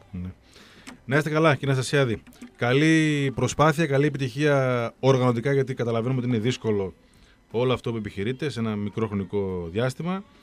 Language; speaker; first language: Greek; native; Greek